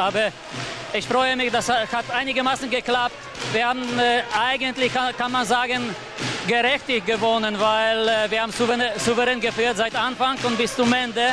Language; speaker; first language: German; non-native, fluent; Polish